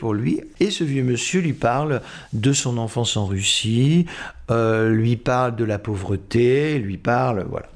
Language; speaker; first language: French; native; French